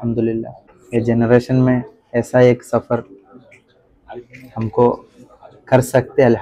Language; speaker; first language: Hindi; non-native, local second language; Malayalam